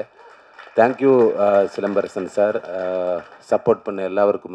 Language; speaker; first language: Tamil; non-native, learner; Malayalam